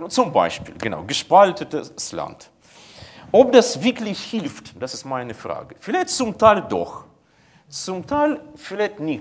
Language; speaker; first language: German; non-native, fluent; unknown